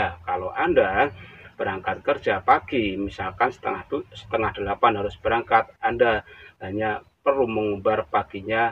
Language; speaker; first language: Indonesian; native; Indonesian